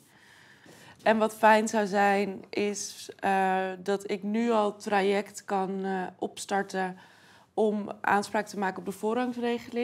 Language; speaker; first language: Dutch; native; Dutch